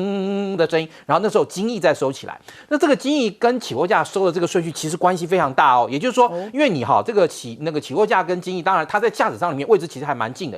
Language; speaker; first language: Chinese; native; Chinese